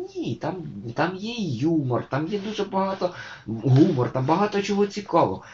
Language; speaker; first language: Ukrainian; native; Ukrainian